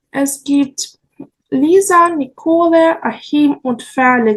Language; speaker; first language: German; non-native, learner; Ukrainian